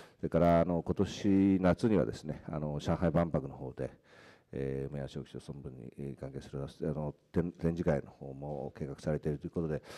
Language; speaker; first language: Japanese; native; Japanese